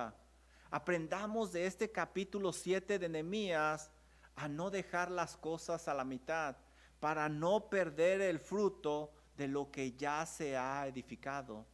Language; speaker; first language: Spanish; native; Spanish